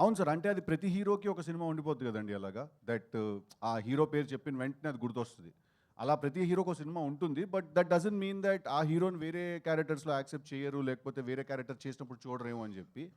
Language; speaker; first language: Telugu; native; Telugu